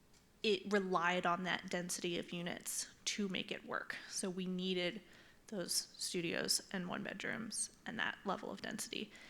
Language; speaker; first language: English; native; English